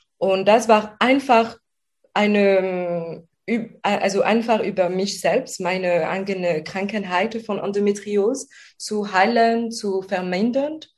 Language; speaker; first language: German; non-native, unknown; French